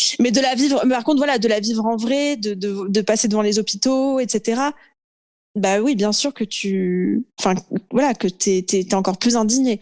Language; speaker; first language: French; early bilingual, other home language; Arabic